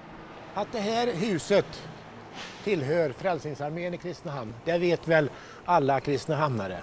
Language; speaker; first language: Swedish; native; Swedish